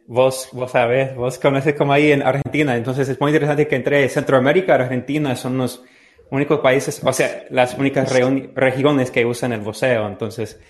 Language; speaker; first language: Spanish; non-native, fluent; English